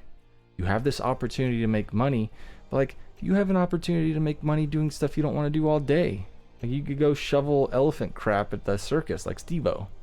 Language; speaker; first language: English; native; English